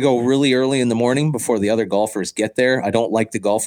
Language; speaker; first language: English; native; English